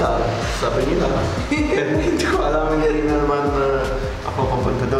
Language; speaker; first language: Filipino; non-native, learner; English